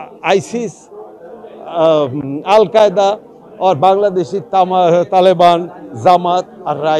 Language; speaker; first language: Hindi; non-native, learner; Bangla